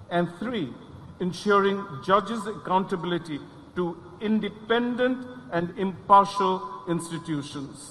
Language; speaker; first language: English; non-native, local second language; Bangla